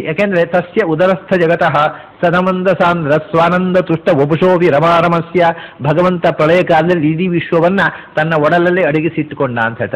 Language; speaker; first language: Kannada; native; Kannada